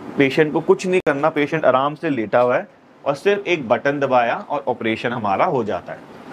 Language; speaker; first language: Hindi; native; Hindi